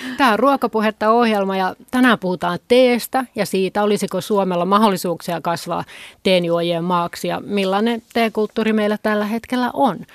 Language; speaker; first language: Finnish; native; Finnish